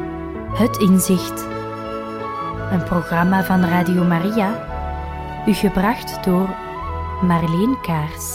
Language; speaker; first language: Dutch; native; Dutch